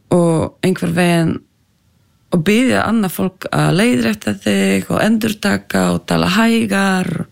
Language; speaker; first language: Icelandic; non-native, fluent; French